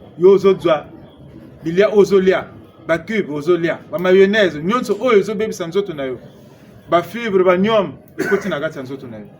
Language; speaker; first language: Lingala; non-native, local second language; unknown